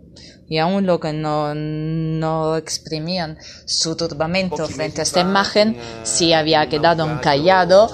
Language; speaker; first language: Spanish; non-native, fluent; Italian